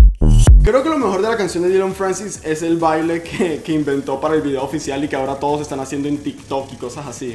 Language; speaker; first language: Spanish; native; Spanish